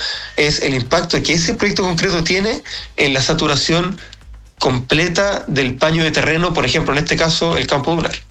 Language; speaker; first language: Spanish; native; Spanish